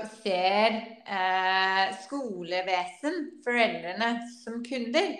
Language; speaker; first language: Norwegian; non-native, fluent; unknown